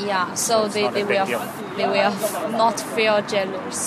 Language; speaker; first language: English; non-native, fluent; Chinese